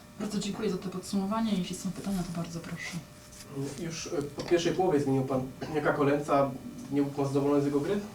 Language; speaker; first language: Polish; native; Polish